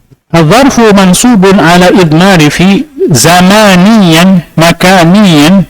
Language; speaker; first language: Arabic; non-native, fluent; Indonesian